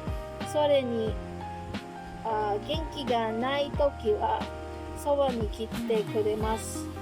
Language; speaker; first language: Japanese; non-native, learner; Filipino